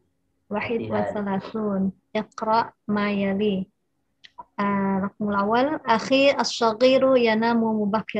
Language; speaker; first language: Arabic; non-native, learner; Indonesian